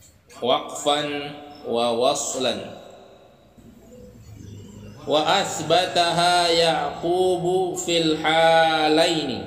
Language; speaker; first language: Arabic; non-native, fluent; Indonesian